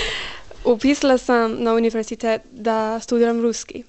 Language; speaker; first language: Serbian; non-native, learner; English